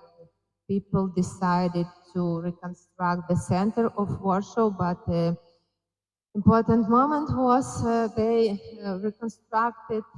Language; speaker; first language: English; non-native, fluent; Ukrainian